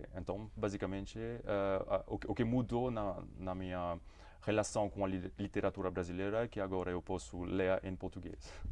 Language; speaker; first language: Portuguese; non-native, fluent; Morisyen